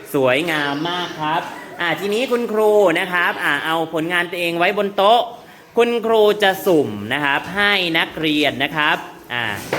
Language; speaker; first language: Thai; non-native, local second language; Northern Khmer